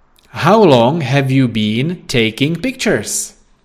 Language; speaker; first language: English; non-native, fluent; Czech